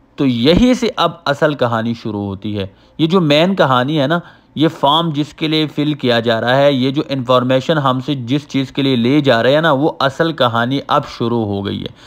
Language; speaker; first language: Urdu; native; Urdu